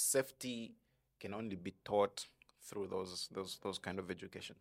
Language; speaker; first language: English; non-native, local second language; Bemba